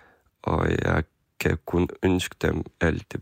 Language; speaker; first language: Danish; non-native, fluent; Ukrainian